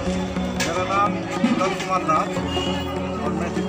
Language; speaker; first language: Hindi; non-native, local second language; Odia